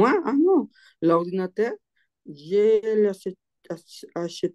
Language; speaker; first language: French; non-native, learner; Spanish